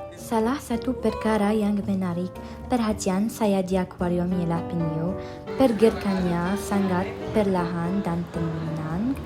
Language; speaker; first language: Malay; non-native, learner; Arabic